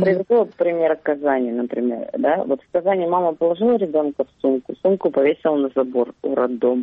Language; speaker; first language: Russian; native; Russian